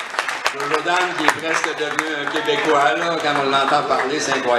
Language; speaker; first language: French; native; French